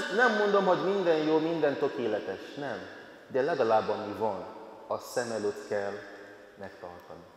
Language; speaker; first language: Hungarian; non-native, fluent; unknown